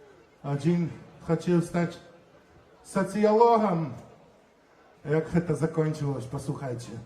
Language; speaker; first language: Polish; non-native, learner; Belarusian